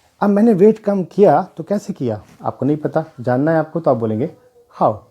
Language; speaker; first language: Hindi; native; Hindi